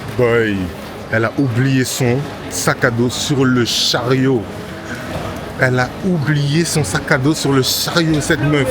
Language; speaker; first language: French; non-native, local second language; Wolof